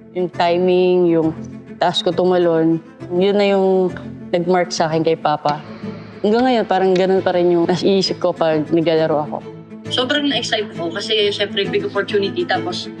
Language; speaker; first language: Filipino; native; Filipino